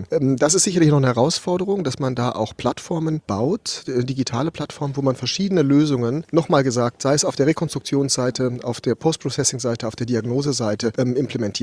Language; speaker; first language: German; native; German